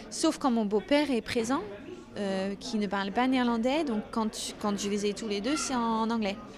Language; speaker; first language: French; non-native, fluent; Dutch